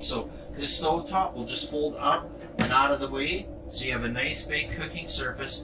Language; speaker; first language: English; native; English